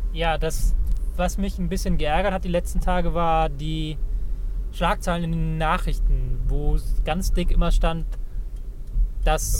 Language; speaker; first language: German; native; German